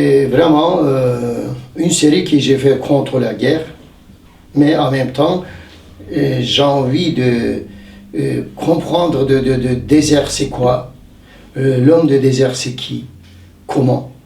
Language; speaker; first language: French; non-native, fluent; Turkish